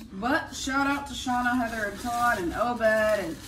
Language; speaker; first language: English; native; English